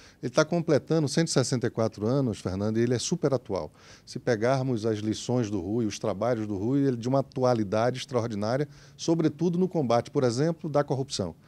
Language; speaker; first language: Portuguese; native; Portuguese